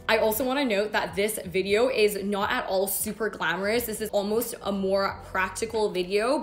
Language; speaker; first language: English; native; English